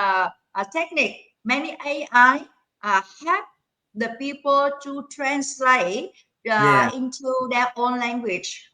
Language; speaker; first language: English; non-native, learner; Vietnamese